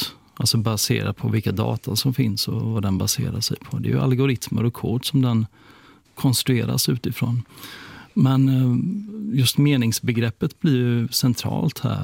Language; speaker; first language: Swedish; native; Swedish